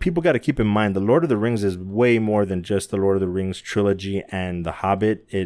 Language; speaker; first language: English; native; English